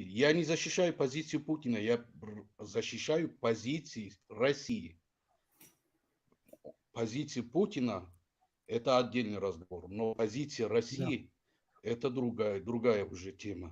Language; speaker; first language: Russian; non-native, fluent; Tajik